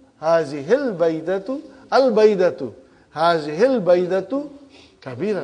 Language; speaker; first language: Arabic; non-native, fluent; English